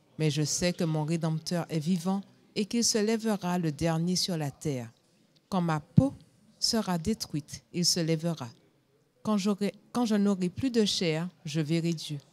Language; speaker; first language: French; native; French